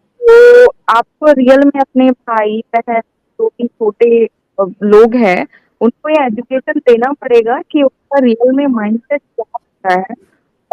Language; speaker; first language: Hindi; native; Hindi